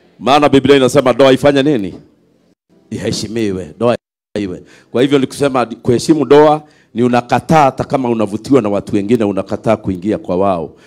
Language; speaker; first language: Swahili; non-native, local second language; Kikuyu